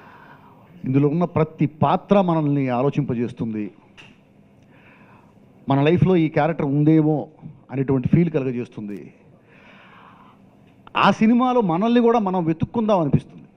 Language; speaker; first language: Telugu; native; Telugu